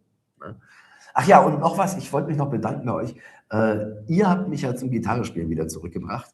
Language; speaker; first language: German; native; German